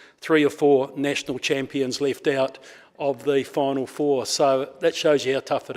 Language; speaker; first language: English; native; English